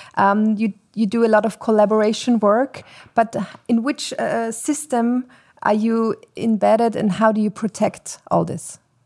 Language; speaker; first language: English; non-native, fluent; German